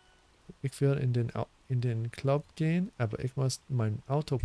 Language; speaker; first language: German; non-native, learner; English